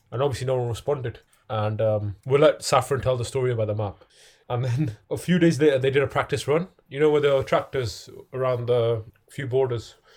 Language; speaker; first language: English; early bilingual, other home language; Punjabi